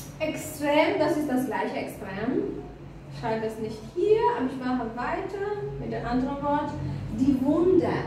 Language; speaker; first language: German; non-native, fluent; Albanian